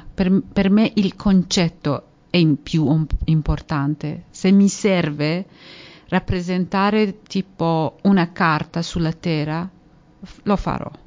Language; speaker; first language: Italian; non-native, fluent; Persian